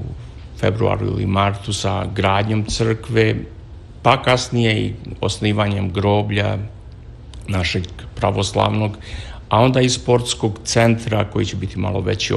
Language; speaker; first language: Serbian; native; Serbian